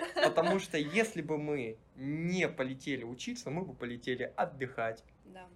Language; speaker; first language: Russian; native; Russian